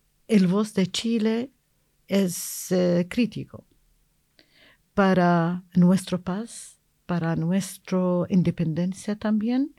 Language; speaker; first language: Spanish; non-native, learner; Arabic